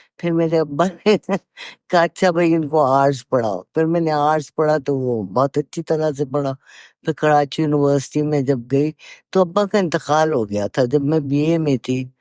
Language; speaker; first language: Urdu; native; Urdu